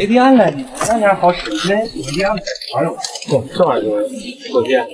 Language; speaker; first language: Chinese; native; Chinese